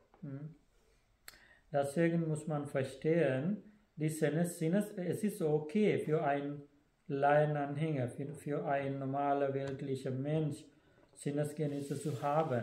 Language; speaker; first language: German; non-native, fluent; Sinhala